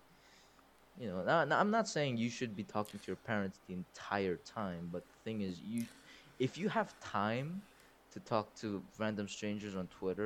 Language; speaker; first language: English; non-native, fluent; Korean